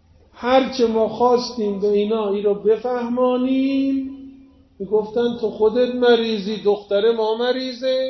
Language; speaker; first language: Persian; native; Persian